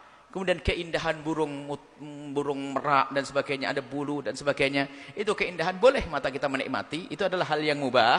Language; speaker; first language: Indonesian; non-native, local second language; Javanese